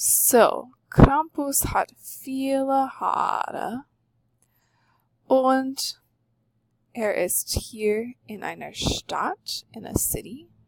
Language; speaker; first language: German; non-native, fluent; English